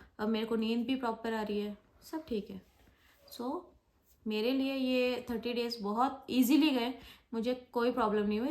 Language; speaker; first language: Hindi; non-native, local second language; Bangla